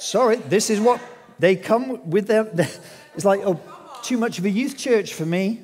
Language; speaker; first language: English; native; English